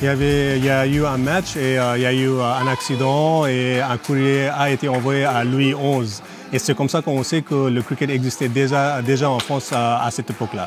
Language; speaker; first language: French; non-native, fluent; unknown